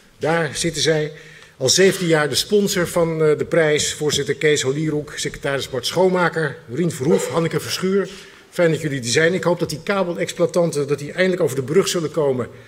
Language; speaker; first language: Dutch; native; Dutch